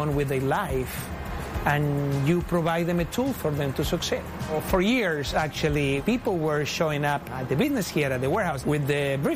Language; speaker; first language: English; non-native, fluent; Spanish